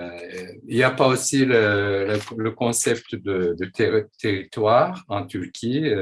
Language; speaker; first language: French; non-native, fluent; Turkish